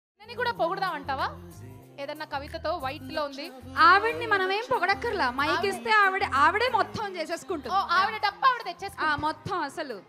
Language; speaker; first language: Telugu; native; Telugu